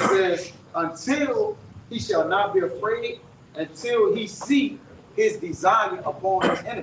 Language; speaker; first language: English; native; English